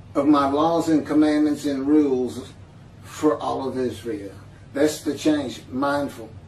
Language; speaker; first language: English; native; English